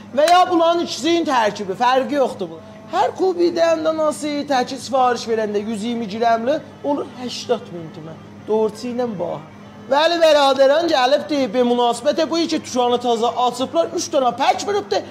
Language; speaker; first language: Azerbaijani; native; Azerbaijani